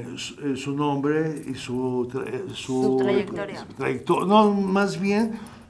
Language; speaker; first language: Spanish; native; Spanish